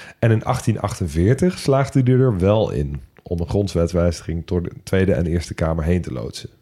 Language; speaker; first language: Dutch; native; Dutch